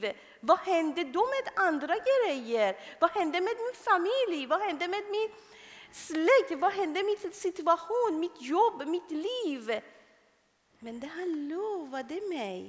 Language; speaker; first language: Swedish; non-native, fluent; Persian